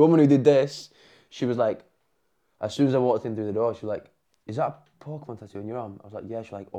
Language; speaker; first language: English; native; English